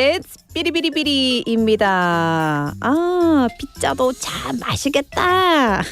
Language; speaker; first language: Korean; non-native, learner; English